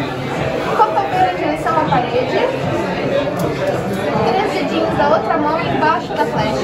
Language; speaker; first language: Portuguese; native; Portuguese